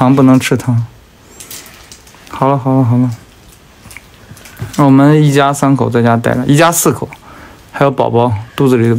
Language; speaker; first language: Chinese; native; Chinese